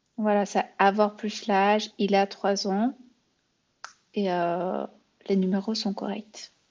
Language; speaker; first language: French; non-native, fluent; Persian